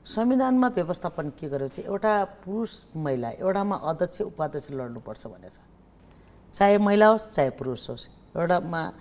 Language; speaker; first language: Nepali; native; Nepali